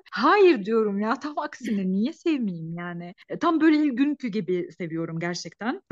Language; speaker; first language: Turkish; non-native, fluent; Arabic